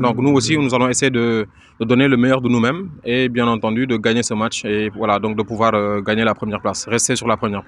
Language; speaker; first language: French; non-native, local second language; Wolof